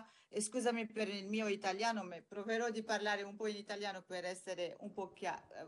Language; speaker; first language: Italian; non-native, learner; Arabic